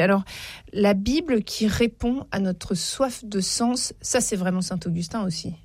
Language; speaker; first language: French; native; French